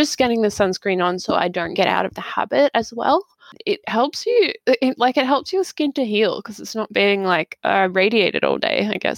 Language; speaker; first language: English; native; English